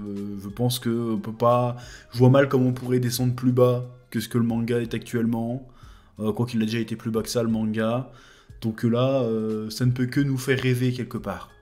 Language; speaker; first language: French; native; French